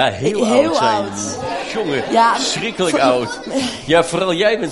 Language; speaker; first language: Dutch; native; Dutch